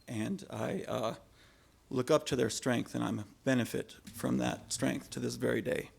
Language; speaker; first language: English; native; English